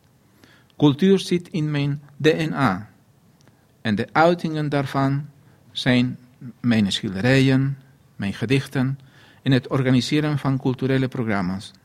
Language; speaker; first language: Dutch; non-native, fluent; Spanish